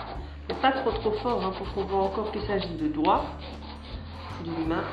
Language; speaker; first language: French; native; French